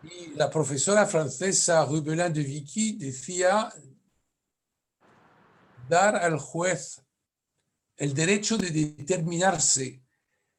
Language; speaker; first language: Spanish; non-native, fluent; French